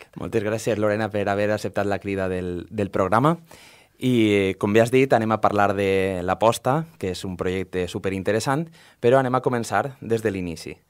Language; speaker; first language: Catalan; native; Catalan